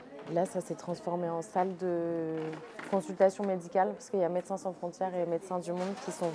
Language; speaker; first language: French; native; French